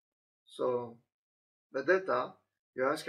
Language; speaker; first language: Swedish; non-native, fluent; French